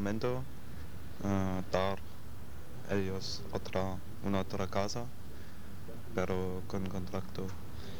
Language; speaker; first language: Spanish; non-native, learner; German